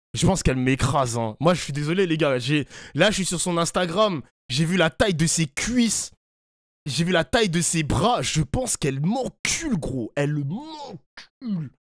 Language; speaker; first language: French; native; French